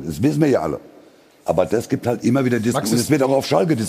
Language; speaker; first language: German; native; German